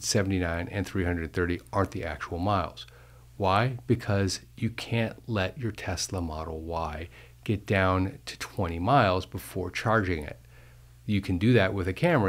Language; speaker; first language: English; native; English